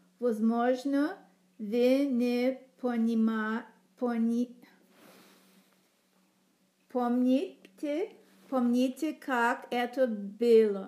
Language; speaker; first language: Russian; non-native, learner; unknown